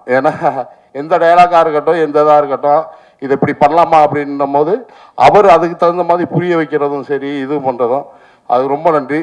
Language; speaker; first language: Tamil; native; Tamil